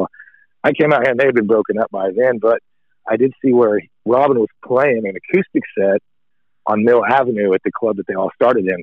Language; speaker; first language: English; native; English